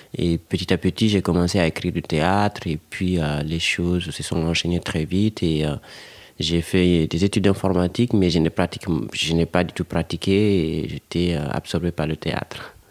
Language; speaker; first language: French; non-native, local second language; Fula